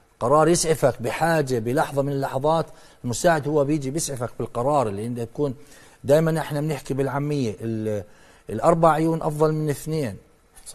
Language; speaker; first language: Arabic; native; Arabic